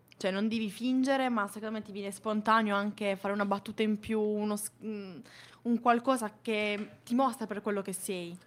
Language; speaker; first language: Italian; native; Italian